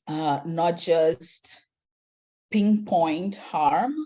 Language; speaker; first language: English; non-native, fluent; Portuguese